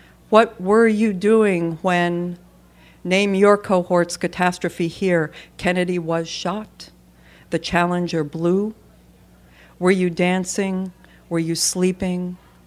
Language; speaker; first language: English; native; English